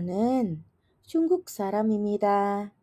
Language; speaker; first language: Korean; non-native, fluent; Indonesian